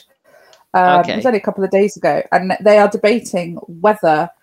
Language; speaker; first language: English; native; English